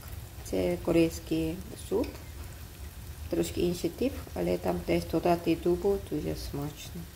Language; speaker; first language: Ukrainian; non-native, learner; Korean